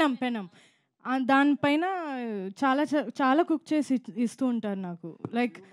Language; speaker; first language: Telugu; non-native, fluent; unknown